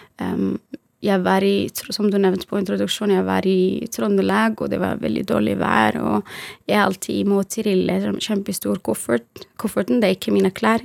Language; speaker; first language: Norwegian; non-native, fluent; Arabic